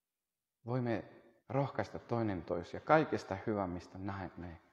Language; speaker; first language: Finnish; non-native, fluent; Spanish